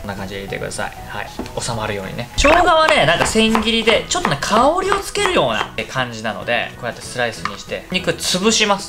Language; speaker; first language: Japanese; native; Japanese